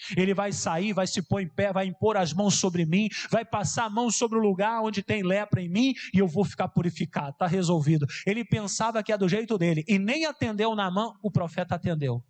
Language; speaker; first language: Portuguese; native; Portuguese